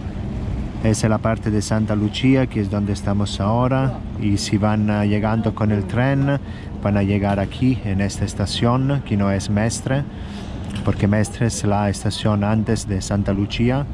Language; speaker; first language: Spanish; non-native, fluent; Italian